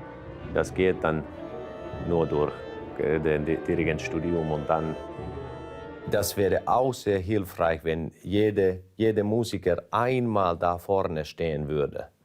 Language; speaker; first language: German; non-native, fluent; Finnish